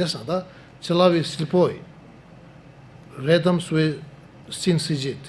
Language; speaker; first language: Russian; non-native, learner; Tibetan